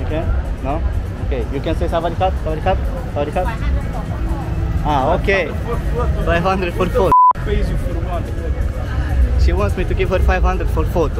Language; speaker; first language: English; non-native, fluent; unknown